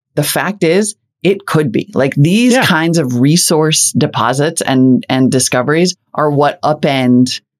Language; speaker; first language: English; native; English